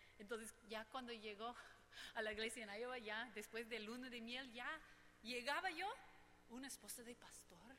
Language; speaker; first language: Spanish; non-native, fluent; English